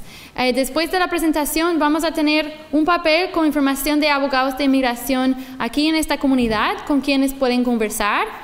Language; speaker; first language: Spanish; non-native, fluent; English